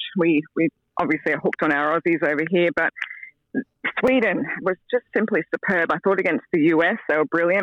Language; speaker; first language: English; native; English